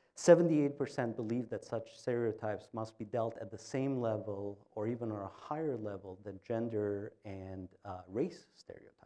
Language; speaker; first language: English; non-native, fluent; Albanian